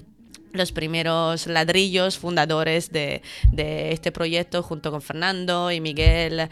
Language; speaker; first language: Spanish; native; Spanish